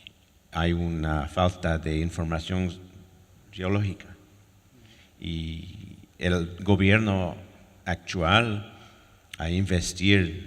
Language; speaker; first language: Spanish; non-native, fluent; French